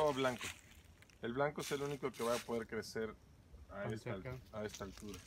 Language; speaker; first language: Spanish; native; Spanish